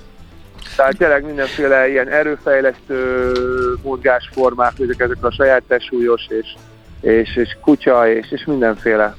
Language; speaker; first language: Hungarian; native; Hungarian